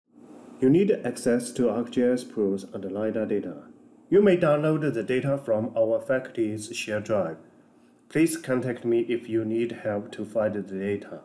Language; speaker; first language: English; non-native, fluent; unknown